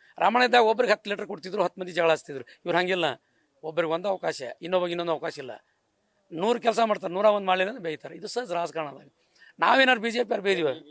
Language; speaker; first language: Kannada; non-native, local second language; Lambadi